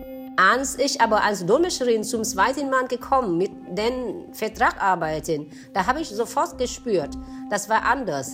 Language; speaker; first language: German; non-native, fluent; Vietnamese